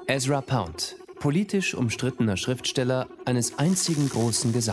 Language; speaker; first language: German; native; German